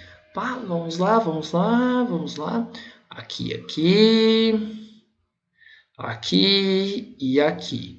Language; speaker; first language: Portuguese; native; Portuguese